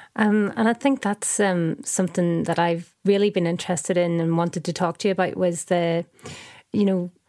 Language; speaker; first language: English; native; English